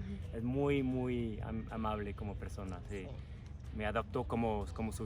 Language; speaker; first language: Spanish; non-native, fluent; English